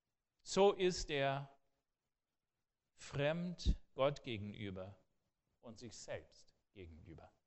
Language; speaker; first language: German; non-native, fluent; English